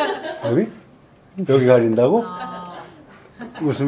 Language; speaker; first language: Korean; native; Korean